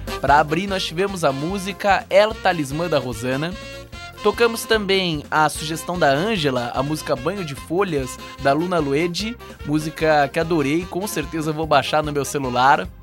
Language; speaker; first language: Portuguese; native; Portuguese